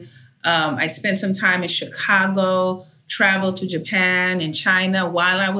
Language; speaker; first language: English; early bilingual, other home language; Haitian Creole